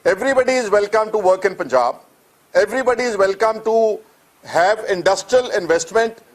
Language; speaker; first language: English; non-native, local second language; Punjabi